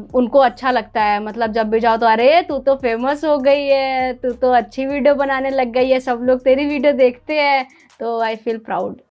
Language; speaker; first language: Hindi; native; Hindi